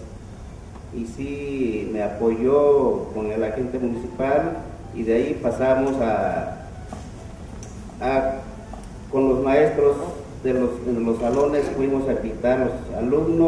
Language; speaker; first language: Spanish; non-native, local second language; Mixtepec Mixtec